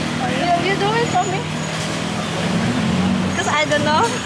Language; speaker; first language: English; non-native, learner; Thai